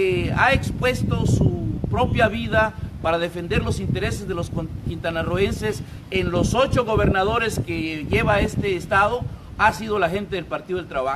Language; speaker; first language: Spanish; native; Spanish